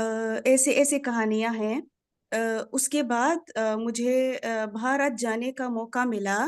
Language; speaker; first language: Hindi; non-native, fluent; Arabic